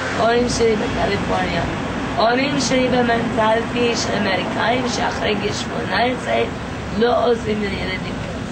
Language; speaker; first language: Hebrew; non-native, fluent; English